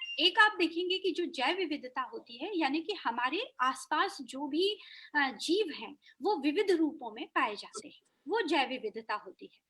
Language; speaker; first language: Hindi; native; Hindi